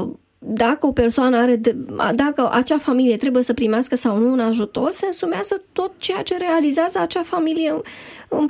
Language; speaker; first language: Romanian; native; Romanian